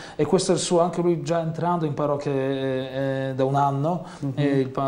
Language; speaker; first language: Italian; non-native, fluent; Polish